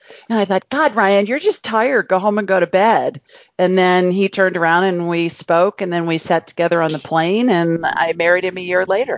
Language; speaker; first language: English; native; English